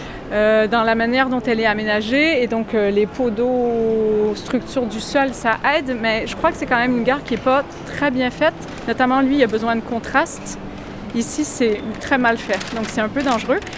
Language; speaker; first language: French; non-native, fluent; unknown